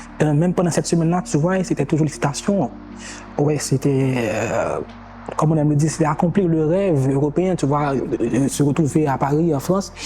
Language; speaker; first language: French; non-native, local second language; Haitian Creole